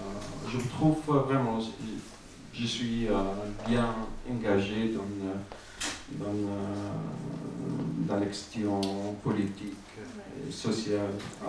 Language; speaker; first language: French; non-native, learner; Arabic